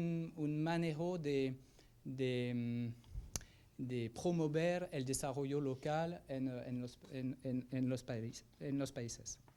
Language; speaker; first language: Spanish; non-native, fluent; French